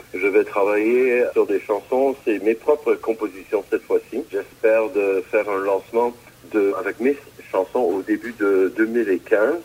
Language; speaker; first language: French; native; French